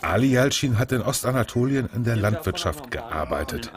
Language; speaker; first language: German; native; German